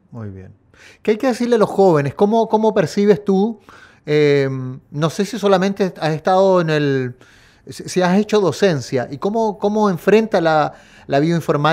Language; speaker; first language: Spanish; native; Spanish